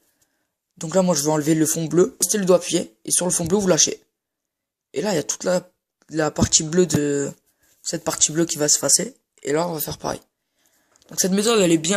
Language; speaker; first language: French; native; French